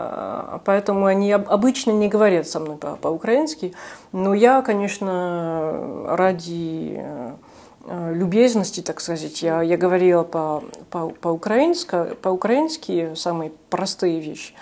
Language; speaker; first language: Russian; non-native, fluent; French